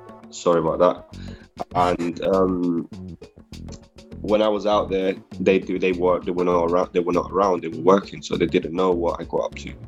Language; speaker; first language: English; early bilingual, other home language; Spanish